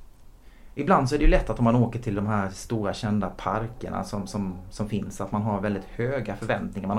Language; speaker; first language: Swedish; native; Swedish